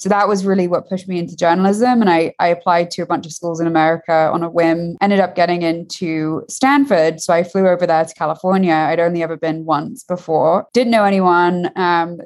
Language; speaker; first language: English; native; English